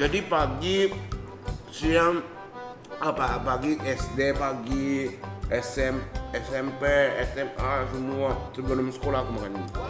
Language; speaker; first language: Indonesian; non-native, fluent; Japanese